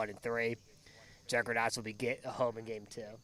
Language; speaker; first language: English; native; English